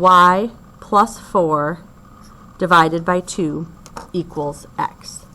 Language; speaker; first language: English; native; English